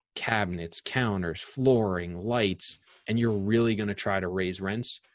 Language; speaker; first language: English; native; English